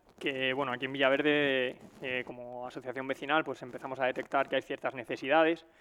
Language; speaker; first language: Spanish; native; Spanish